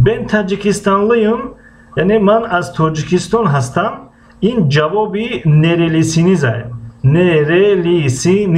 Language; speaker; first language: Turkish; non-native, fluent; Tajik